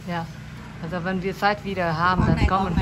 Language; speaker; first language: German; non-native, learner; Vietnamese